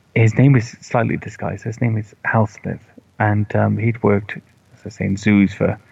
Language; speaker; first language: English; native; English